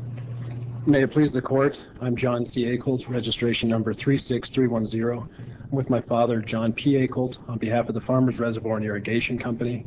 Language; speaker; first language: English; native; English